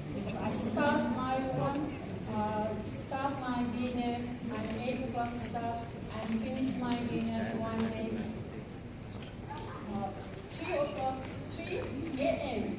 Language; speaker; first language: English; non-native, learner; Nepali